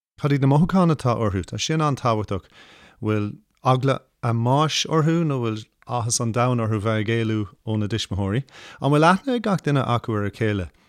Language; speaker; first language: Irish; non-native, local second language; English